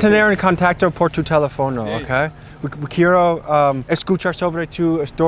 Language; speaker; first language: Spanish; non-native, learner; English